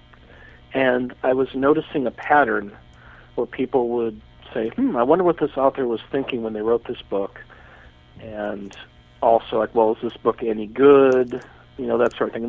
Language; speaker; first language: English; native; English